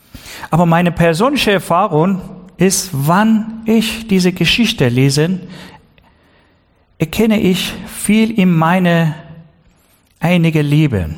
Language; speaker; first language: German; non-native, learner; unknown